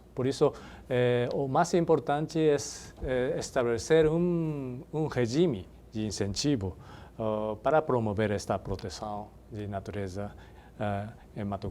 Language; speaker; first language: Portuguese; non-native, fluent; Japanese